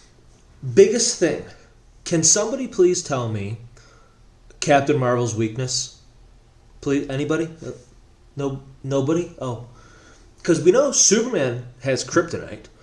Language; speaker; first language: English; native; English